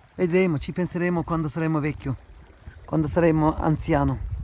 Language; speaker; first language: Italian; non-native, learner; Turkish